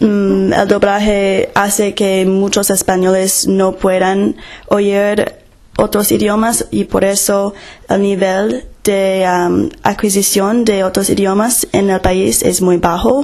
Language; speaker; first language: Spanish; non-native, fluent; English